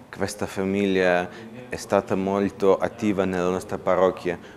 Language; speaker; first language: Italian; non-native, learner; Ukrainian